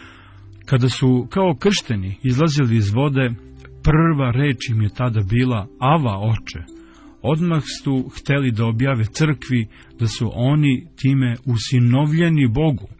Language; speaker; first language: Serbian; native; Serbian